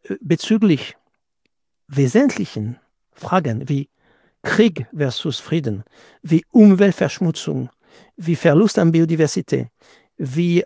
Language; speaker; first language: German; non-native, fluent; French